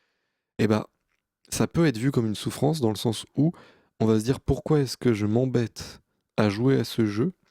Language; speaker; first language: French; native; French